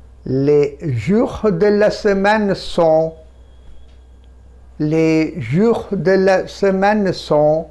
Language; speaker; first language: French; non-native, fluent; Bangla